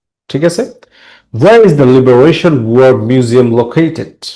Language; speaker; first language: English; non-native, local second language; Bangla